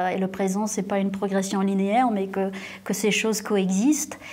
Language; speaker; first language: French; non-native, fluent; English